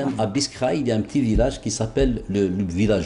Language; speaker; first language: French; non-native, local second language; Arabic